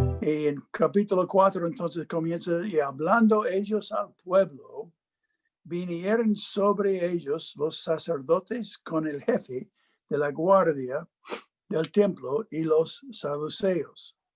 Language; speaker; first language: Spanish; non-native, fluent; English